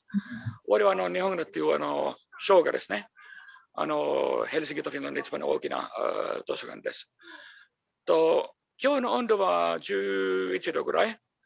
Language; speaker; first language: Japanese; non-native, fluent; Finnish